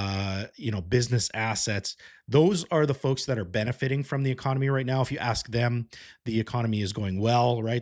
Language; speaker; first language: English; native; English